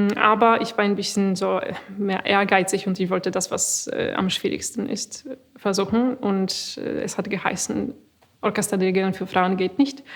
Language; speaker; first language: German; non-native, fluent; Polish